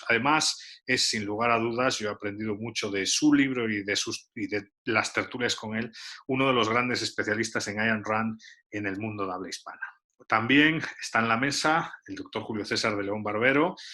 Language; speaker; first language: Spanish; native; Spanish